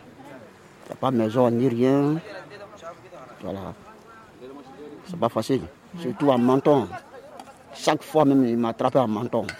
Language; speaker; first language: French; non-native, learner; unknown